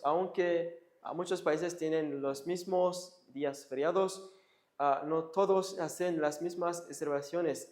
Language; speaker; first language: Spanish; non-native, fluent; Kinyarwanda